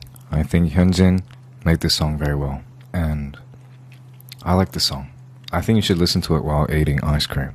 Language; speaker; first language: English; native; English